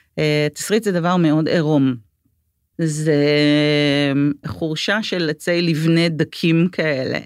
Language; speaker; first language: Hebrew; native; Hebrew